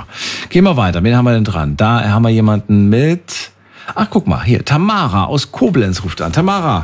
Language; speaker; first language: German; native; German